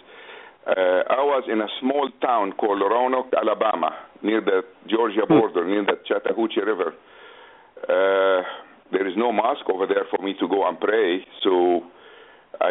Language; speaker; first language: English; non-native, fluent; Arabic